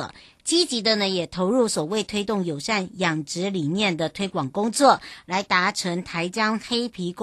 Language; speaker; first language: Chinese; native; Chinese